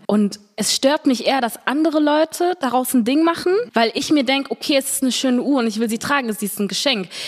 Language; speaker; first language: German; early bilingual, other home language; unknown